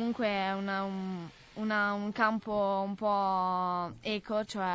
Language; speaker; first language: Italian; native; Italian